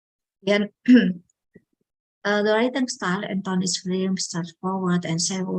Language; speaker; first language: English; non-native, local second language; Indonesian